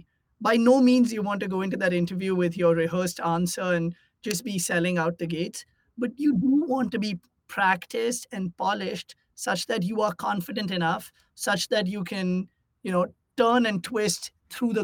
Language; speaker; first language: English; non-native, local second language; Hindi